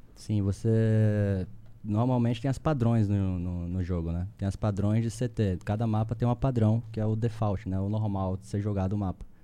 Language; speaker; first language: Portuguese; native; Portuguese